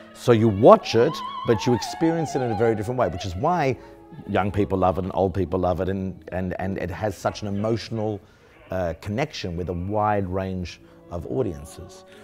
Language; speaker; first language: English; native; English